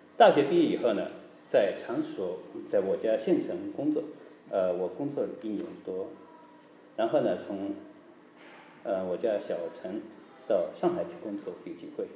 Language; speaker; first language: Chinese; native; Chinese